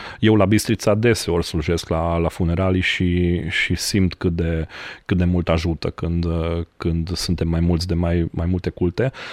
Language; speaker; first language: Romanian; non-native, local second language; Hungarian